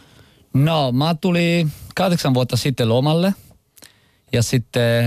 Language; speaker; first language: Finnish; non-native, local second language; Italian